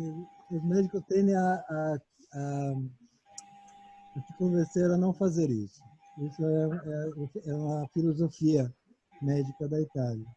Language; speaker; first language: Portuguese; non-native, fluent; Italian